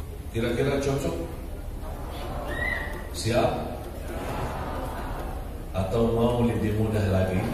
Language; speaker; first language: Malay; non-native, fluent; Arabic